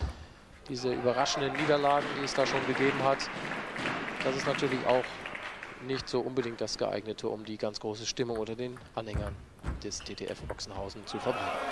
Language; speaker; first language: German; native; German